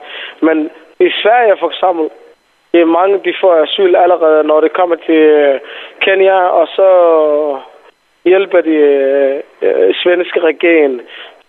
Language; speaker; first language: Danish; non-native, fluent; Somali